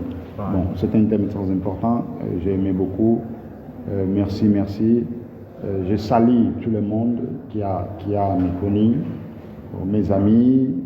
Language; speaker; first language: French; non-native, fluent; Portuguese